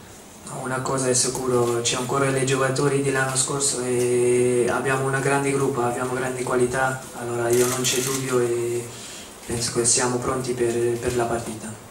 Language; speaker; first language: Italian; non-native, fluent; Dutch